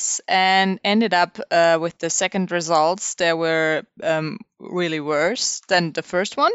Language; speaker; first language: English; non-native, fluent; German